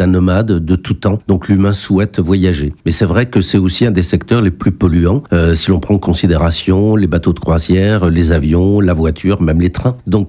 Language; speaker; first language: French; native; French